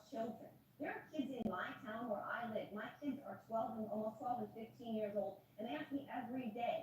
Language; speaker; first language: English; native; English